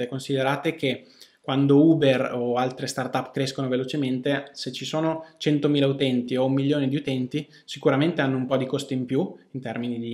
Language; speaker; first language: Italian; native; Italian